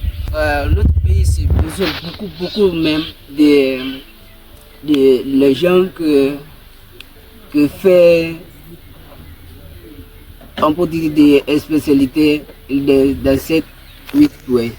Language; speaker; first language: French; non-native, learner; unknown